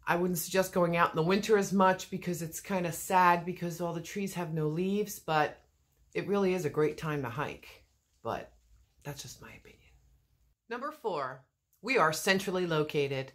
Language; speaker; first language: English; native; English